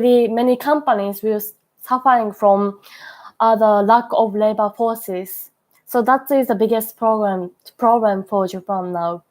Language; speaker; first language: English; non-native, learner; Japanese